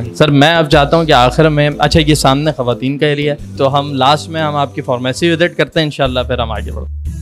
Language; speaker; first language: Urdu; native; Urdu